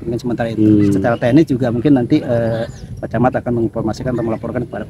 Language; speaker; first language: Indonesian; non-native, local second language; Sundanese